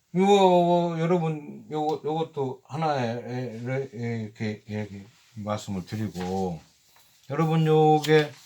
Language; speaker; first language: Korean; native; Korean